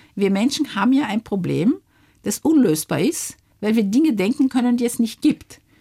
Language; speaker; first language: German; early bilingual, heritage; Luxembourgish